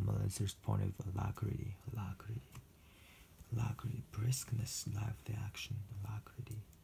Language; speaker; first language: English; non-native, fluent; Japanese